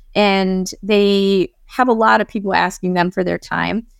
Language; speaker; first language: English; native; English